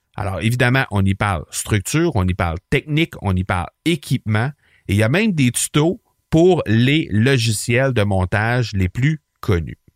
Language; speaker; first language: French; native; French